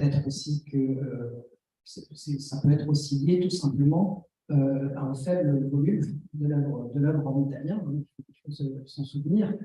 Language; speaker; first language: French; native; French